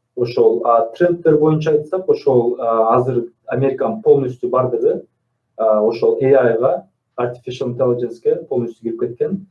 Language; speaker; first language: Kyrgyz; native; Kyrgyz